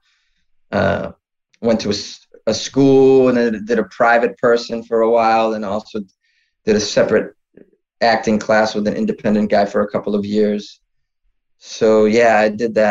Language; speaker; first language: English; native; English